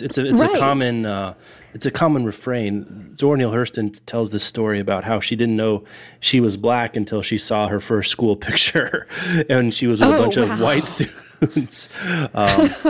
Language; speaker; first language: English; native; English